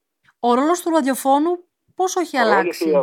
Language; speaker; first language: Greek; native; Greek